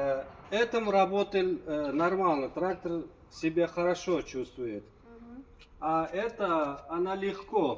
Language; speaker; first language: Russian; non-native, local second language; Uzbek